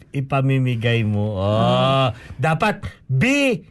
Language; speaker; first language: Filipino; non-native, local second language; Cebuano